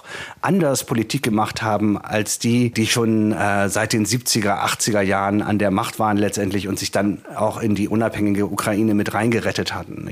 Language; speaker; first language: German; native; German